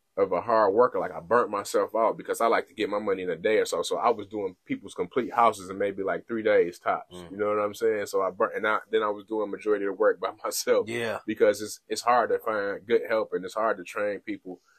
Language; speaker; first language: English; native; English